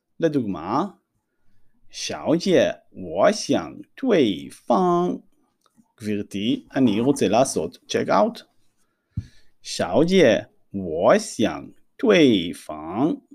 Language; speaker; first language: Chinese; non-native, fluent; Hebrew